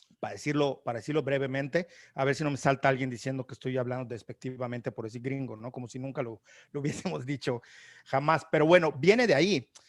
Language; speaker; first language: Spanish; native; Spanish